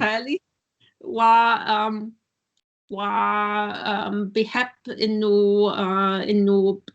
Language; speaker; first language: Arabic; non-native, learner; German